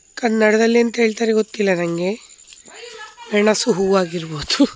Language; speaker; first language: Kannada; non-native, local second language; Tulu